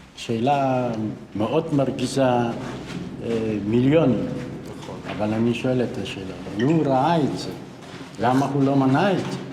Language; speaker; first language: Hebrew; non-native, fluent; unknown